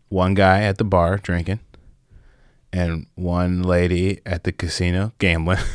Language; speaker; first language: English; native; English